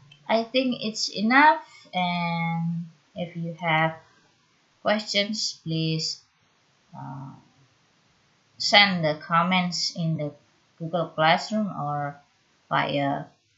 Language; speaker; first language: English; non-native, fluent; Indonesian